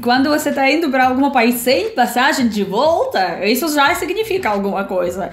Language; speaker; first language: Portuguese; non-native, learner; Russian